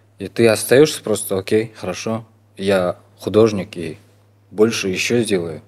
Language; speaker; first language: Russian; non-native, local second language; Kyrgyz